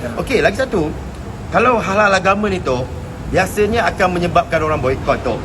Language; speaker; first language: Malay; native; Malay